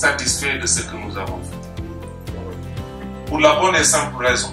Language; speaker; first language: French; non-native, local second language; Wolof